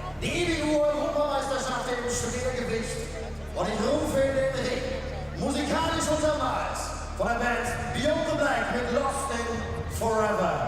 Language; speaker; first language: German; native; German